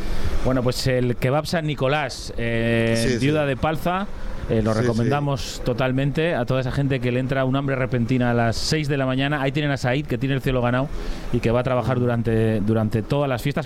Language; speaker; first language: Spanish; native; Spanish